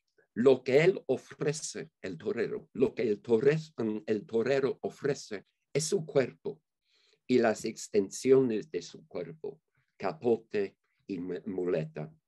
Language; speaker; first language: Spanish; non-native, fluent; English